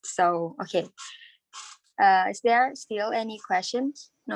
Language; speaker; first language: English; non-native, learner; Indonesian